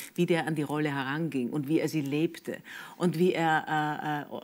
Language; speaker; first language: German; native; German